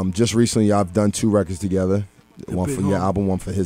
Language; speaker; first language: English; native; English